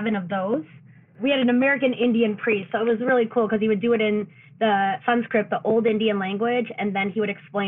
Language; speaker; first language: English; native; English